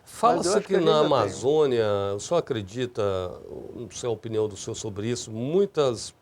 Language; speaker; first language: Portuguese; native; Portuguese